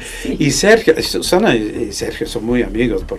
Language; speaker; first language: Spanish; non-native, fluent; English